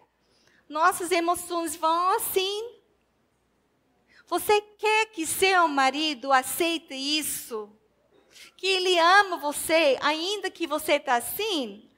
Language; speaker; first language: Portuguese; non-native, fluent; English